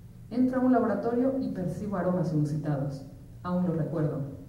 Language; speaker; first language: Spanish; native; Spanish